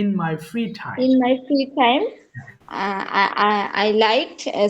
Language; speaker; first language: English; non-native, learner; Bangla